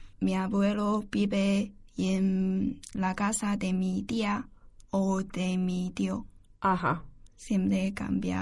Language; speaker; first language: Spanish; non-native, learner; Chinese